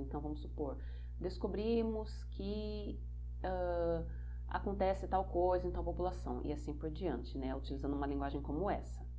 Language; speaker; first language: Portuguese; native; Portuguese